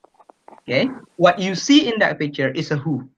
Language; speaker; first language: English; non-native, fluent; Indonesian